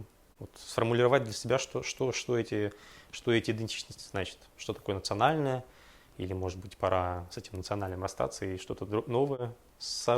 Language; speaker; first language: Russian; native; Russian